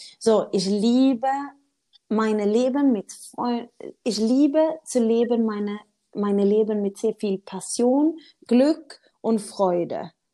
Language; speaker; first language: German; non-native, learner; Swedish